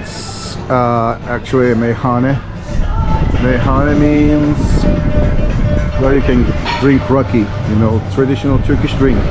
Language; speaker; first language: English; non-native, fluent; Turkish